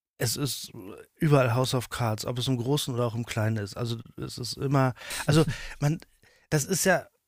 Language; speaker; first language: German; native; German